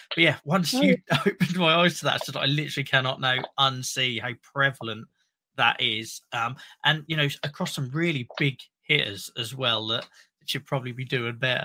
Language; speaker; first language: English; native; English